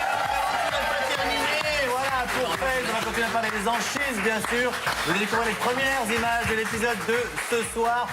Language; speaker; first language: French; native; French